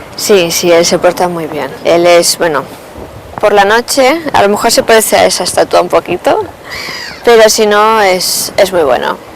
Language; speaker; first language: Spanish; native; Spanish